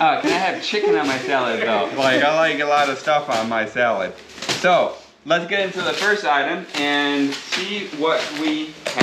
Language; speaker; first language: English; native; English